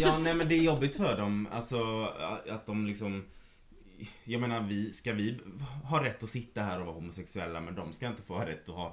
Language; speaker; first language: Swedish; native; Swedish